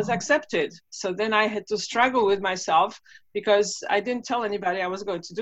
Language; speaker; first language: English; non-native, fluent; Polish